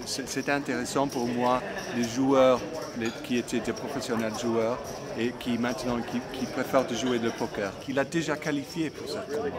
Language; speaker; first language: French; non-native, learner; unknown